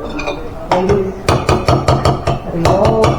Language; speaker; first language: English; non-native, local second language; Filipino